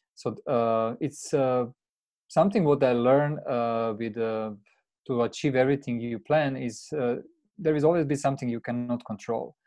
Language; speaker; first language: English; non-native, fluent; Croatian